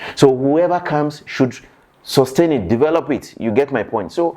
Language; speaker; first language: English; non-native, local second language; Yoruba